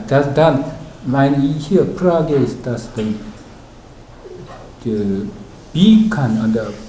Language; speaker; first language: German; non-native, learner; Korean